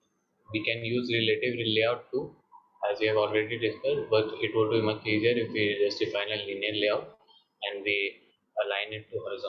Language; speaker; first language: English; non-native, fluent; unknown